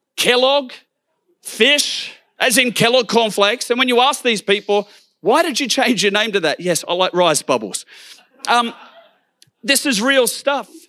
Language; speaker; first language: English; native; English